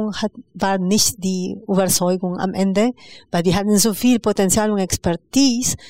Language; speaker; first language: German; non-native, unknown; Spanish